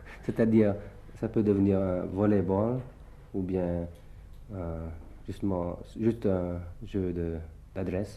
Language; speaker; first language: French; early bilingual, other home language; Thai